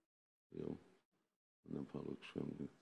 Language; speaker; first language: Hungarian; non-native, learner; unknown